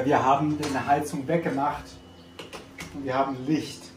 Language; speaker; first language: German; non-native, fluent; Italian